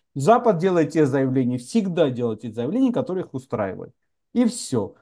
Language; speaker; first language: Russian; non-native, local second language; Georgian